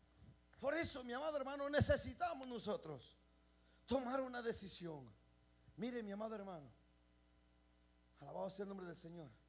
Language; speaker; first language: Spanish; native; Spanish